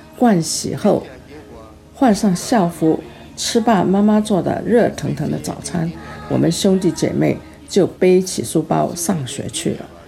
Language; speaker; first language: Chinese; early bilingual, heritage; Chinese